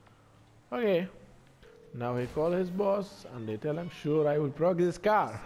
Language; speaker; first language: English; non-native, learner; Arabic